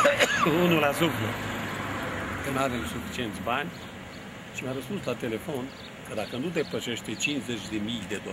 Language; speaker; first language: Romanian; non-native, local second language; Hungarian